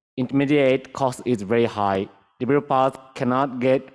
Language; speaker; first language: English; non-native, learner; Japanese